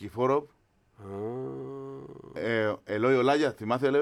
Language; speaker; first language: Greek; non-native, learner; Spanish